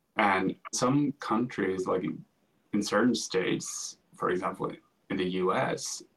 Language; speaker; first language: English; non-native, fluent; Finnish